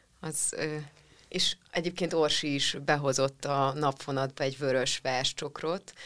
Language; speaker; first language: Hungarian; early bilingual, other home language; Russian